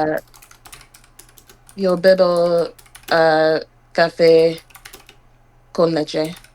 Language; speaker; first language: Spanish; non-native, learner; English